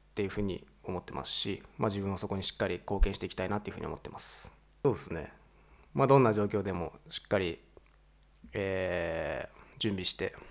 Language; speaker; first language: Japanese; native; Japanese